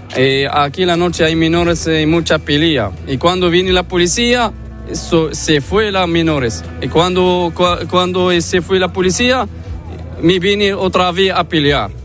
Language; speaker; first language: Spanish; non-native, learner; Arabic